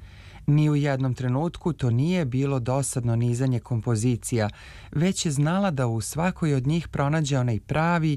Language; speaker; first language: Serbian; native; Serbian